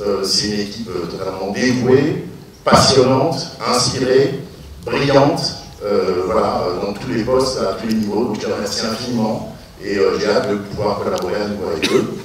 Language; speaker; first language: French; native; French